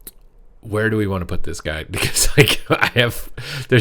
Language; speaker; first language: English; native; English